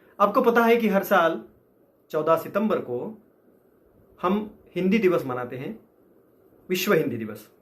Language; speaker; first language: Hindi; non-native, local second language; Marathi